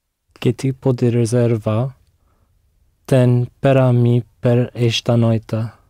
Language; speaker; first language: Portuguese; non-native, learner; English